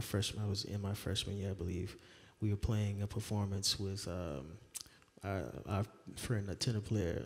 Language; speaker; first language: English; native; English